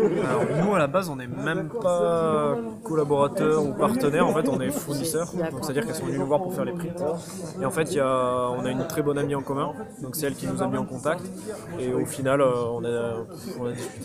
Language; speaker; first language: French; native; French